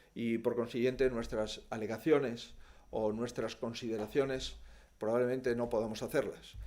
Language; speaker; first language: Spanish; native; Spanish